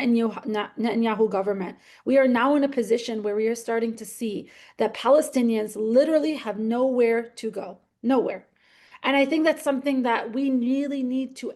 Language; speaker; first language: English; native; English